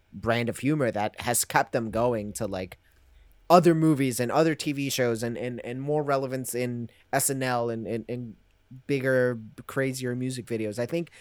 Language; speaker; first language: English; non-native, fluent; Spanish